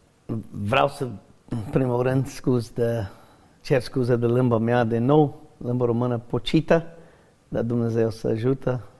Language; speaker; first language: Romanian; non-native, learner; English